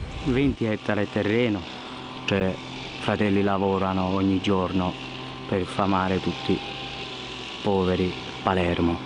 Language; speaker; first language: Italian; non-native, learner; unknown